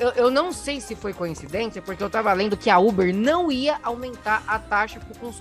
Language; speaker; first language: Portuguese; native; Portuguese